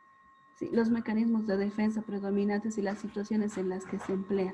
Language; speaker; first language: Spanish; native; Spanish